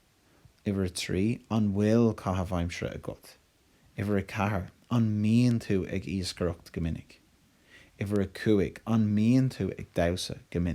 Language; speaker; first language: Irish; non-native, local second language; English